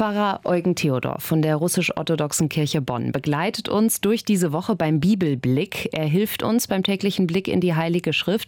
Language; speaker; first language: German; native; German